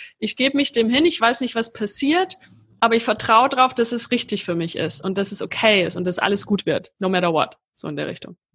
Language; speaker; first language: German; native; German